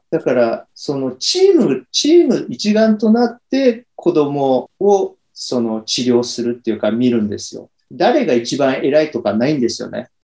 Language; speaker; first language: Japanese; early bilingual, heritage; Japanese